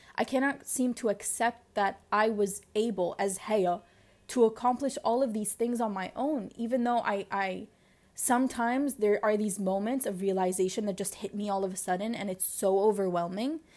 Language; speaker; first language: English; non-native, fluent; Arabic